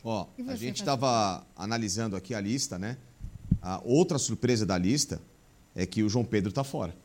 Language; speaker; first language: Portuguese; native; Portuguese